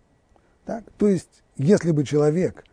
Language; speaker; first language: Russian; native; Russian